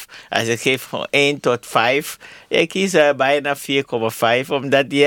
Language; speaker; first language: Dutch; non-native, learner; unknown